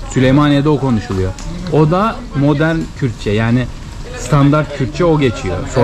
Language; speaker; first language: Turkish; native; Turkish